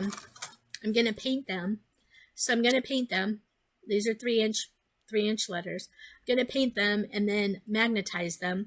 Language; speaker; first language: English; native; English